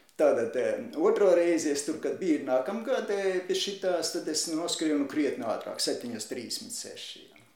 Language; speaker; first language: Latvian; non-native, local second language; Russian